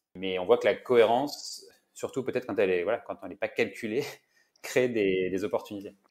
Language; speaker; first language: French; native; French